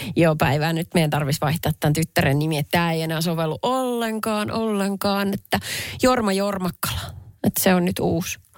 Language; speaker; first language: Finnish; native; Finnish